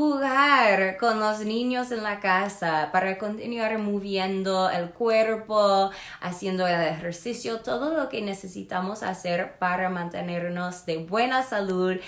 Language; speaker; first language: Spanish; non-native, fluent; English